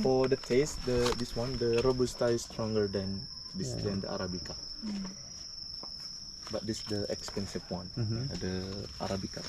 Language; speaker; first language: English; non-native, local second language; Indonesian